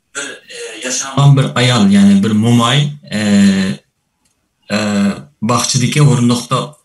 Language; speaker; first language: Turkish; non-native, learner; Uzbek